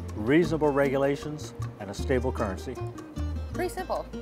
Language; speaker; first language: English; native; English